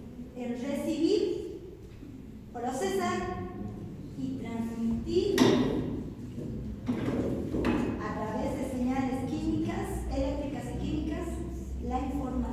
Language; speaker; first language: Spanish; native; Spanish